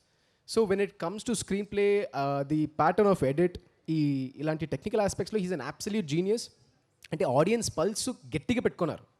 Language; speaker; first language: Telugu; early bilingual, heritage; Telugu